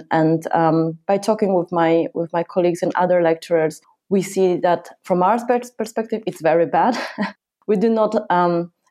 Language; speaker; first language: English; non-native, fluent; Polish